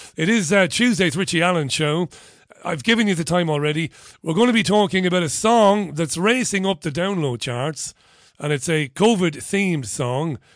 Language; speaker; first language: English; native; English